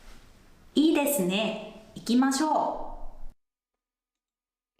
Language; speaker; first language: Japanese; non-native, learner; English